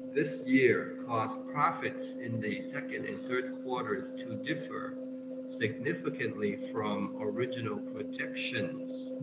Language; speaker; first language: English; non-native, fluent; Vietnamese